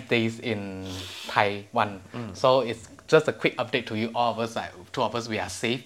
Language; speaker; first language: English; non-native, local second language; Chinese